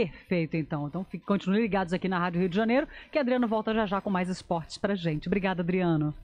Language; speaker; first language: Portuguese; native; Portuguese